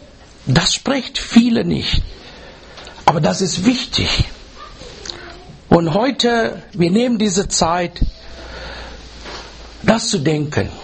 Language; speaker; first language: German; non-native, learner; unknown